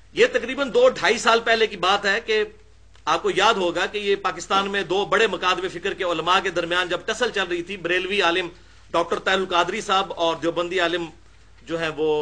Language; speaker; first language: Urdu; non-native, local second language; Punjabi